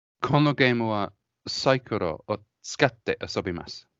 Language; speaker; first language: Japanese; non-native, learner; English